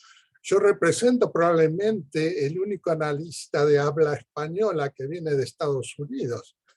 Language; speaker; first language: Spanish; early bilingual, heritage; Spanish